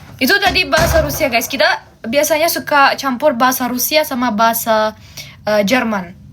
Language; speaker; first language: Indonesian; non-native, fluent; German